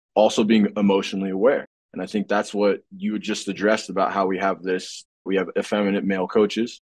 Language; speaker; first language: English; native; English